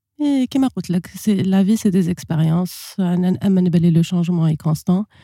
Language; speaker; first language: French; non-native, local second language; Arabic